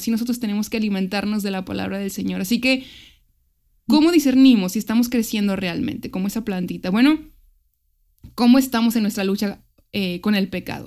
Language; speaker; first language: Spanish; native; Spanish